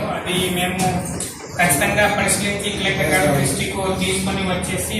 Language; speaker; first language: Telugu; non-native, learner; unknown